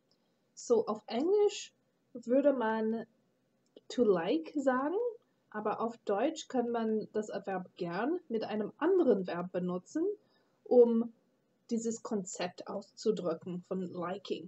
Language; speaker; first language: German; non-native, fluent; English